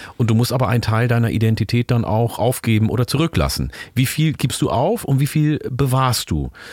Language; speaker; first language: German; early bilingual, other home language; Oromo